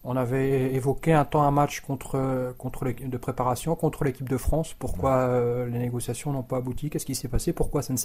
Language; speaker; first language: French; native; French